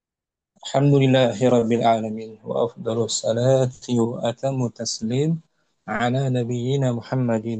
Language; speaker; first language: Arabic; non-native, fluent; Indonesian